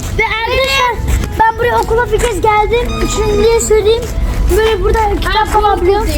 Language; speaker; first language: Turkish; early bilingual, heritage; Turkish